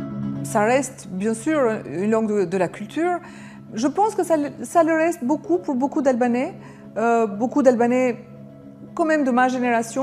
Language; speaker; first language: French; non-native, fluent; Albanian